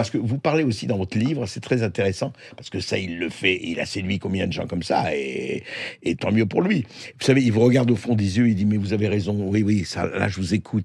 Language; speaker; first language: French; native; French